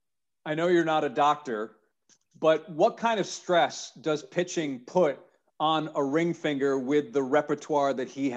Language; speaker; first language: English; native; English